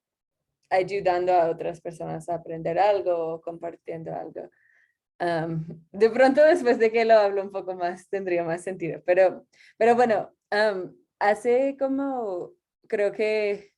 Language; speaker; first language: Spanish; non-native, fluent; English